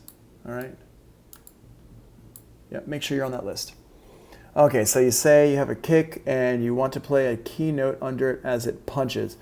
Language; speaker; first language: English; native; English